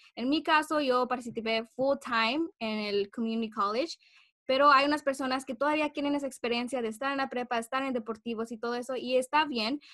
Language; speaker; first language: Spanish; early bilingual, heritage; Spanish